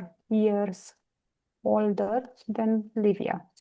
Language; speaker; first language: English; non-native, learner; Romanian